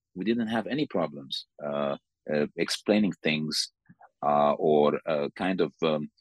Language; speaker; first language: English; non-native, fluent; Arabic